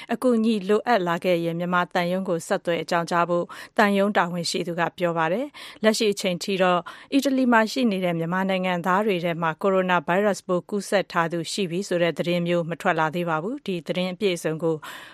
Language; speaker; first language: Burmese; native; Burmese